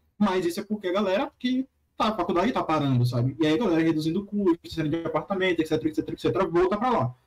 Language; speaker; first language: Portuguese; native; Portuguese